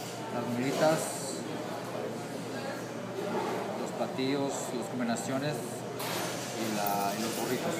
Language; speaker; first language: Spanish; early bilingual, heritage; Spanish